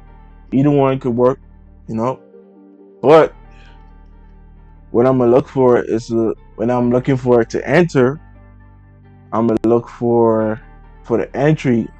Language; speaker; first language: English; native; English